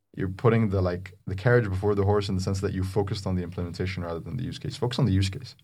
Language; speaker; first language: English; non-native, fluent; Arabic